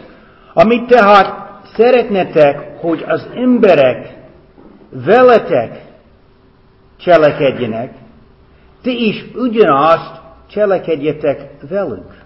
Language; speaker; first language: Hungarian; non-native, fluent; English